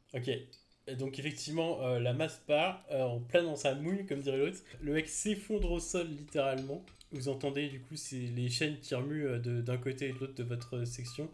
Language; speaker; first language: French; native; French